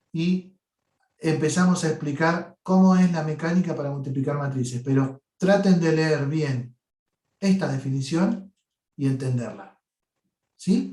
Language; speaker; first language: Spanish; native; Spanish